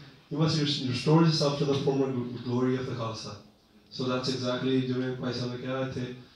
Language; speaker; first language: English; early bilingual, other home language; Punjabi